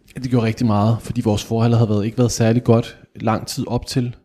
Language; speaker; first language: Danish; native; Danish